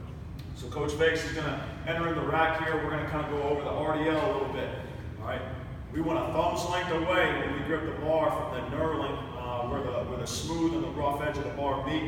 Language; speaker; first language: English; native; English